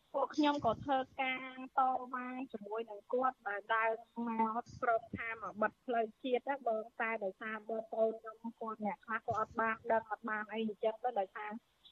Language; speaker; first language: Khmer; native; Khmer